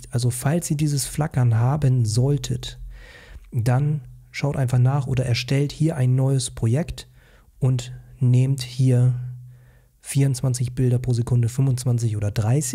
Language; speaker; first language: German; native; German